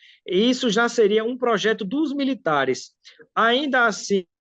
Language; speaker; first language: Portuguese; native; Portuguese